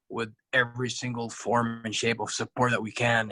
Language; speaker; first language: English; non-native, fluent; Arabic